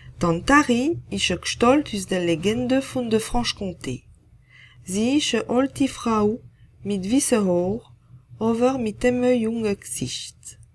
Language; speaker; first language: German; non-native, fluent; French